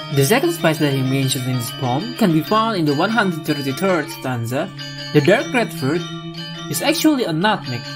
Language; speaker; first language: English; non-native, fluent; Indonesian